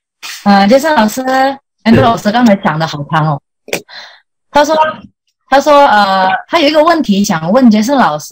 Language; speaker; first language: Chinese; early bilingual, heritage; Indonesian